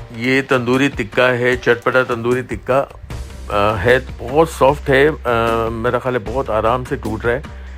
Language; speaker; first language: Hindi; native; Hindi